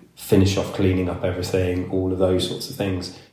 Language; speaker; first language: English; native; English